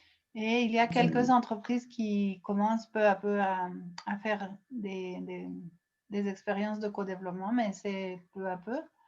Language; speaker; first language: French; non-native, fluent; Spanish